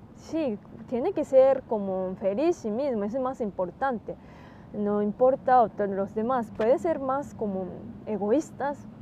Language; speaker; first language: Spanish; non-native, learner; Japanese